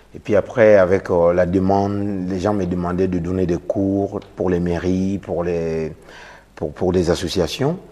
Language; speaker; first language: French; non-native, local second language; Mossi